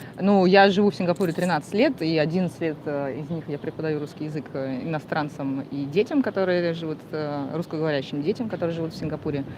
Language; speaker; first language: Russian; native; Russian